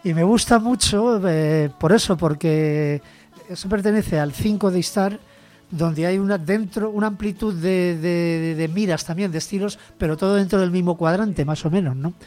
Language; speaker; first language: Spanish; native; Spanish